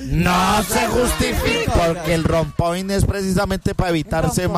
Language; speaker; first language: Spanish; native; Spanish